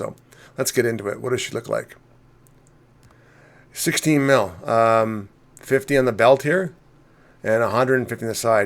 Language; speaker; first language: English; native; English